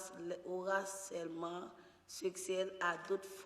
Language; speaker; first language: French; non-native, local second language; Haitian Creole